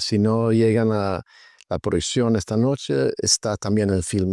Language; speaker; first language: Spanish; non-native, fluent; Swedish